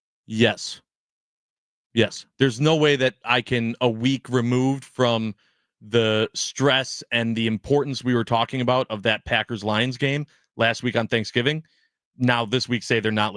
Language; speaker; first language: English; native; English